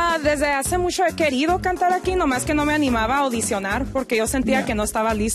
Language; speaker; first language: Spanish; early bilingual, heritage; Spanish